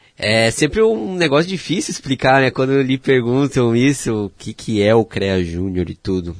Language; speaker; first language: Portuguese; native; Portuguese